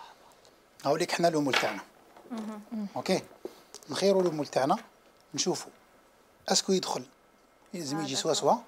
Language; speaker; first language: Arabic; native; Arabic